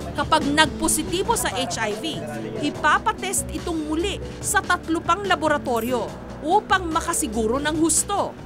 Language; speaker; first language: Filipino; native; Filipino